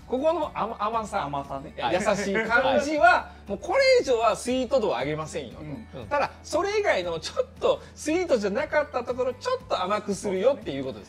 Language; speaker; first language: Japanese; native; Japanese